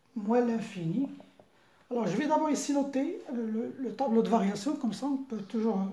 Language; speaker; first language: French; non-native, local second language; Arabic